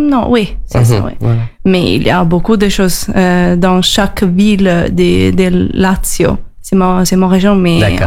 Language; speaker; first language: French; non-native, learner; Italian